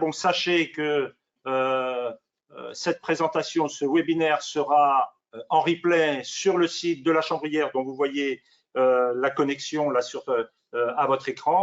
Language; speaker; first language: French; native; French